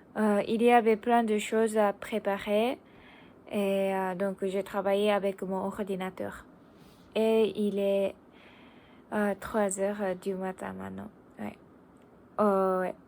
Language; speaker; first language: French; non-native, learner; Japanese